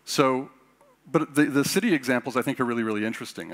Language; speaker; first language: English; native; English